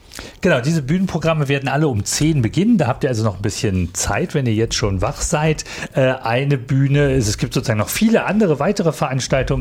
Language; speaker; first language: German; native; German